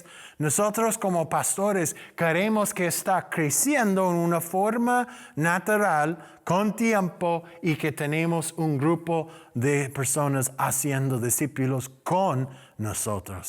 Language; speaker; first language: Spanish; non-native, learner; English